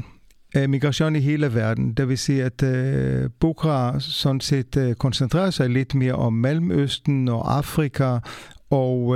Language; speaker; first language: Danish; non-native, fluent; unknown